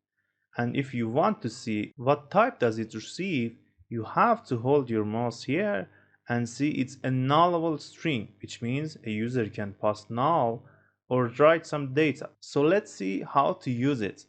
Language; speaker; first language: English; non-native, fluent; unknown